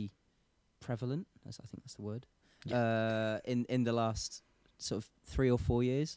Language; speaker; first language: English; native; English